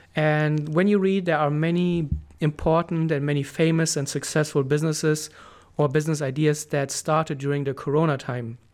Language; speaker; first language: English; non-native, fluent; German